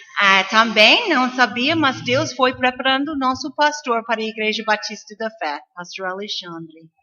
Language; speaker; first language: Portuguese; non-native, fluent; English